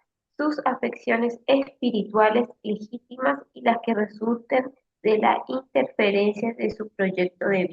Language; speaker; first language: Spanish; native; Spanish